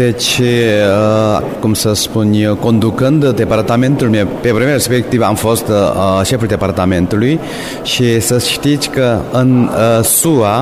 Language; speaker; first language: Romanian; non-native, fluent; Korean